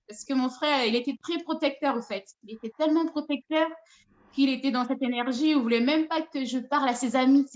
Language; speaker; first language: French; non-native, local second language; Dyula